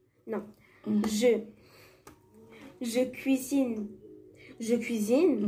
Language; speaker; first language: French; non-native, fluent; Spanish